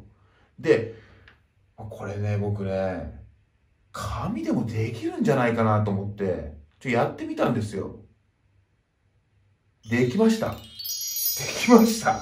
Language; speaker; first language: Japanese; native; Japanese